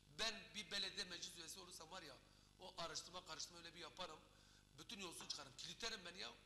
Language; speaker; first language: Turkish; non-native, local second language; Kurdish